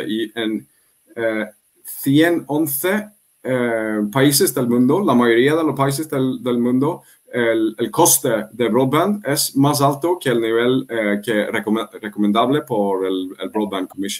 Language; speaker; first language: Spanish; non-native, fluent; Swedish